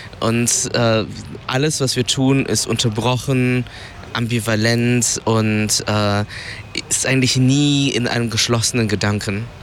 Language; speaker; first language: German; early bilingual, other home language; Vietnamese